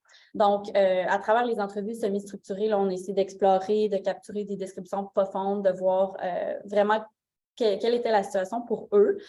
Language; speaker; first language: French; native; French